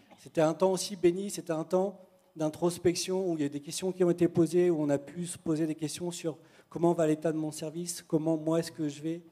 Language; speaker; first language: French; native; French